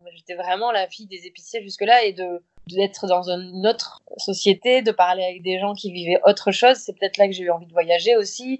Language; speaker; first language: French; native; French